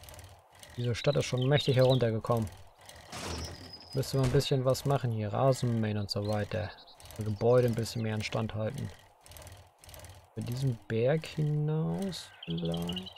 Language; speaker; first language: German; native; German